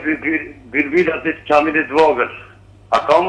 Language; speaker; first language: Albanian; early bilingual, heritage; Albanian